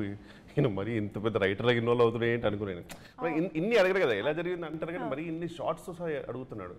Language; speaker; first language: Telugu; native; Telugu